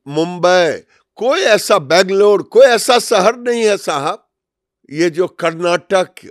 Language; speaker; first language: Hindi; native; Hindi